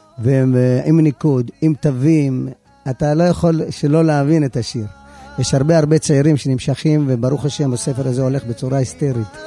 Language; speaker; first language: Hebrew; native; Hebrew